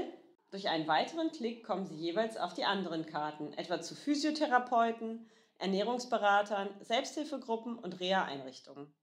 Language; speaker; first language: German; native; German